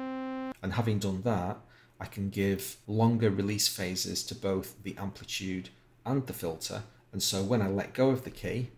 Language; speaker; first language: English; native; English